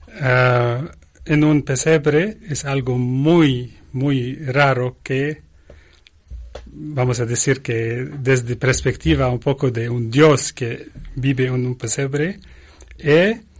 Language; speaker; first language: Spanish; non-native, learner; Arabic